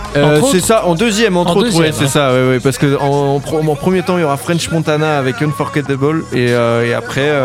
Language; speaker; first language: French; native; French